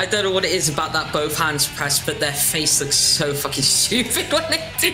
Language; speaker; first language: English; native; English